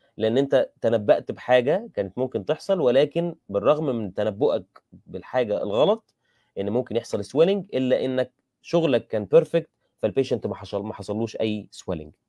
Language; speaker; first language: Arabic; native; Arabic